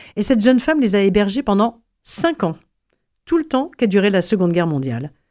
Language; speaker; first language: French; native; French